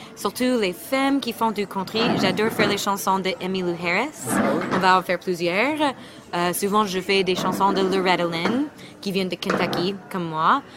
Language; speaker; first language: French; non-native, fluent; English